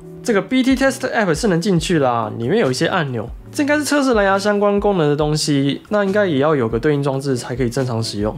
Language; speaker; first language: Chinese; native; Chinese